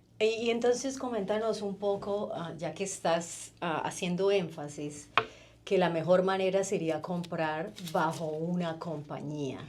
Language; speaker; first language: Spanish; native; Spanish